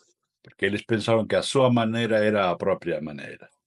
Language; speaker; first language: Portuguese; non-native, fluent; Spanish